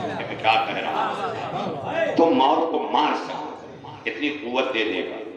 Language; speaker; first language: Urdu; non-native, local second language; Awadhi